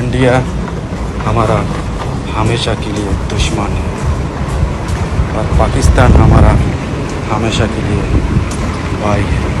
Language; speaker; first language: Hindi; non-native, fluent; Bangla